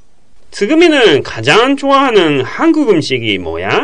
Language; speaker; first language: Korean; non-native, fluent; Japanese